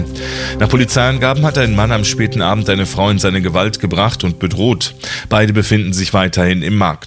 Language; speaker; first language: German; native; German